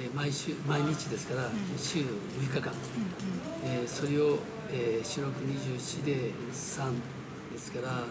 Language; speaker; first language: Japanese; early bilingual, other home language; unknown